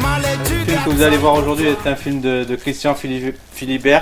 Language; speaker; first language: French; native; French